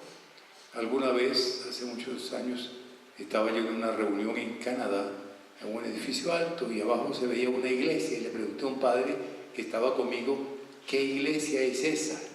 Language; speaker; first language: Spanish; native; Spanish